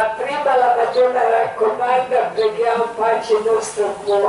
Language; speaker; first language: Italian; non-native, learner; Croatian